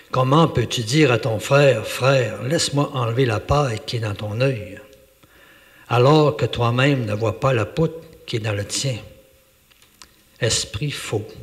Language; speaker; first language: French; native; French